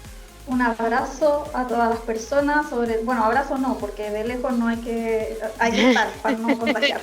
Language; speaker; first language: Spanish; native; Spanish